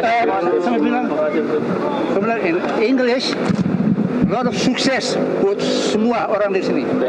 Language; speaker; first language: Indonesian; early bilingual, heritage; Indonesian